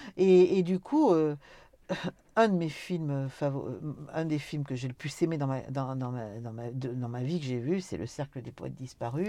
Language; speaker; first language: French; native; French